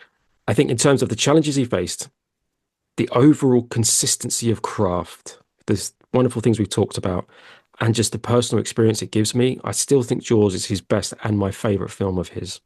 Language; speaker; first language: English; native; English